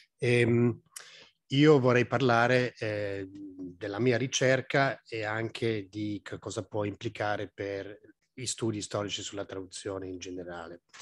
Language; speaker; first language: Italian; non-native, fluent; English